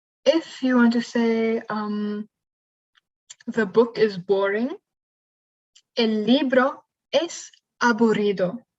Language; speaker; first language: Spanish; non-native, learner; English